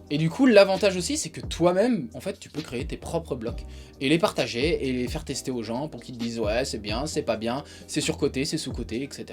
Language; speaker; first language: French; native; French